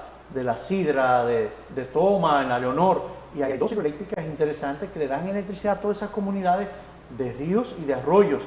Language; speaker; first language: Spanish; native; Spanish